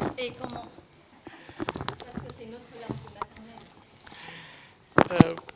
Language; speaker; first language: French; non-native, fluent; Vietnamese